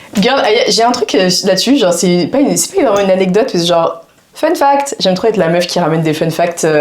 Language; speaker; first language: French; native; French